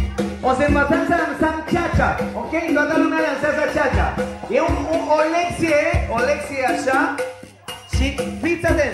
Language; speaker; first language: Romanian; non-native, fluent; Spanish